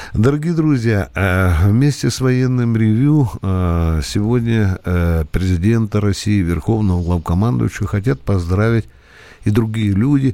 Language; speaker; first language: Russian; native; Russian